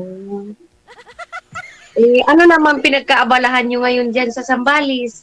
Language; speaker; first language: Filipino; non-native, local second language; Cebuano